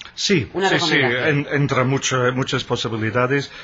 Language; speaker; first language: Spanish; non-native, fluent; English